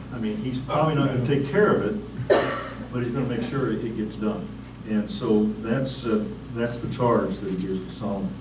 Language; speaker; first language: English; native; English